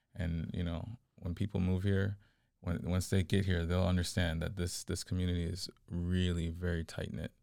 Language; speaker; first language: English; native; English